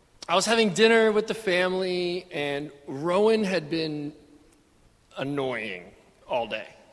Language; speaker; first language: English; native; English